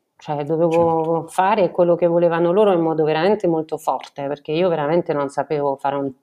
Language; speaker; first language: Italian; non-native, fluent; French